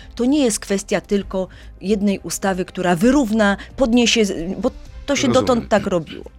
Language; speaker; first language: Polish; native; Polish